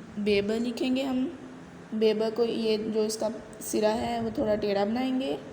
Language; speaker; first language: Urdu; non-native, local second language; Punjabi